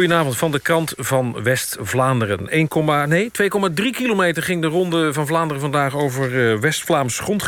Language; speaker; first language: Dutch; native; Dutch